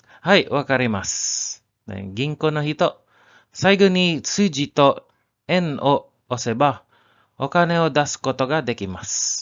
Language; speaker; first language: Japanese; non-native, learner; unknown